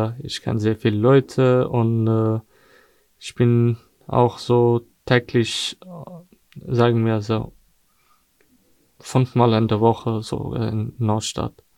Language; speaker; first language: German; non-native, fluent; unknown